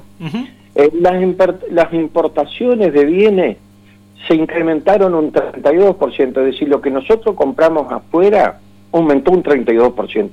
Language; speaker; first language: Spanish; native; Spanish